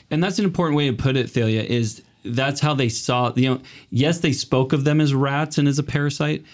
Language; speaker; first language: English; native; English